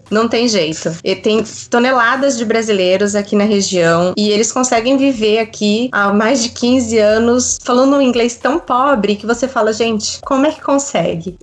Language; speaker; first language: Portuguese; native; Portuguese